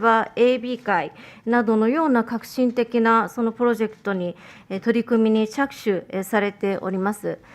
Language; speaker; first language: Japanese; native; Japanese